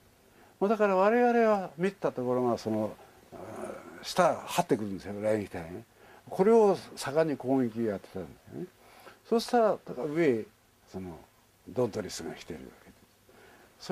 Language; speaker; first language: Japanese; native; Japanese